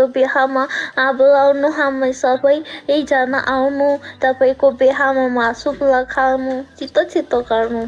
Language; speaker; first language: Nepali; non-native, learner; Hindi